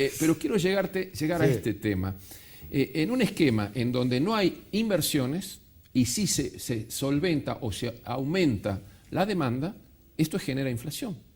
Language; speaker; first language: Spanish; native; Spanish